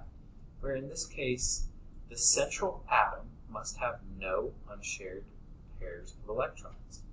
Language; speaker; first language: English; native; English